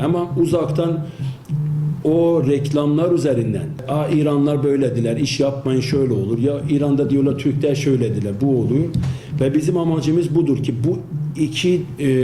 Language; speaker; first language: Turkish; non-native, fluent; Azerbaijani